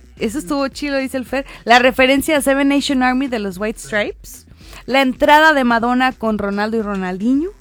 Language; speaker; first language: Spanish; native; Spanish